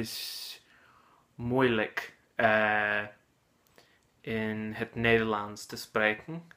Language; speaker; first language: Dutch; non-native, learner; English